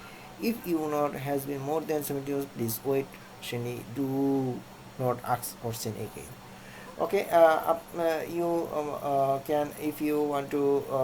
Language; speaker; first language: English; non-native, local second language; Bangla